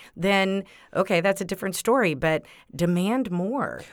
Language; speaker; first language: English; native; English